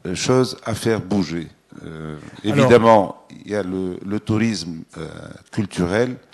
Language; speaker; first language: French; non-native, local second language; Arabic